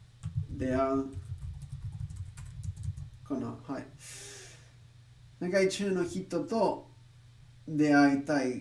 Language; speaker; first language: Japanese; non-native, learner; English